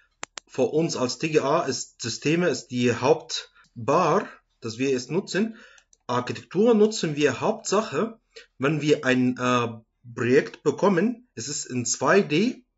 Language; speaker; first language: German; non-native, fluent; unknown